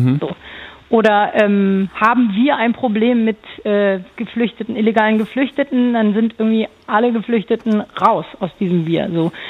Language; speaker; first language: German; early bilingual, other home language; Turkish